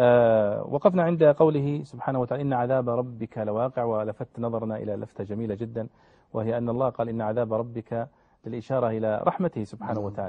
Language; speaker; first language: Arabic; native; Arabic